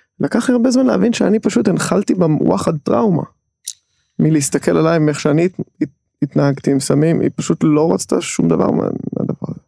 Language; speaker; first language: Hebrew; native; Hebrew